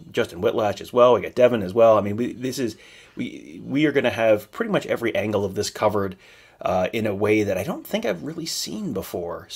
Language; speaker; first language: English; native; English